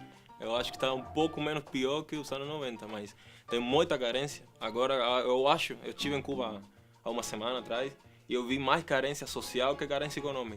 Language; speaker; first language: Portuguese; non-native, fluent; Spanish